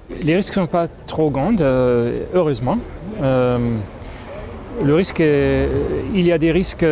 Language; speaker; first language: French; non-native, fluent; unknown